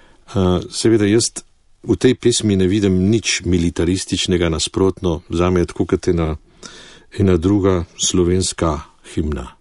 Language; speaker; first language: Slovenian; early bilingual, heritage; Slovenian